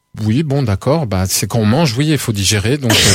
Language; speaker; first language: French; native; French